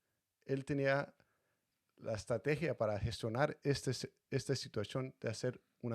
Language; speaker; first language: Spanish; non-native, fluent; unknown